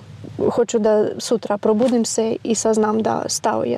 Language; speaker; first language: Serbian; non-native, fluent; Ukrainian